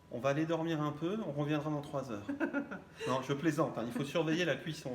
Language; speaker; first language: French; native; French